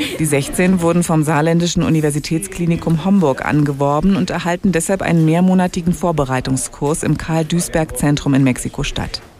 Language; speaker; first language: German; native; German